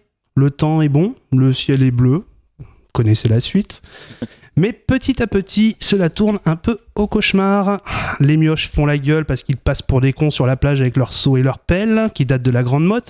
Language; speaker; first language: French; native; French